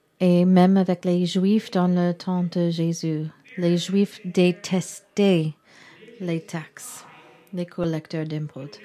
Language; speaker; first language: French; non-native, learner; English